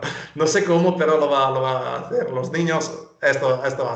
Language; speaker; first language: Spanish; non-native, fluent; Italian